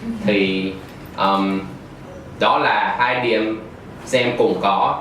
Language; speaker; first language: Vietnamese; non-native, fluent; English